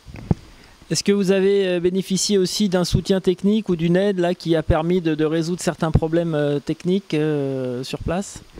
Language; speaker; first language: French; native; French